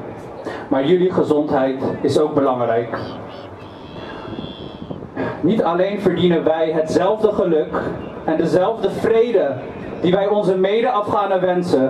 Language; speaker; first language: Dutch; early bilingual, other home language; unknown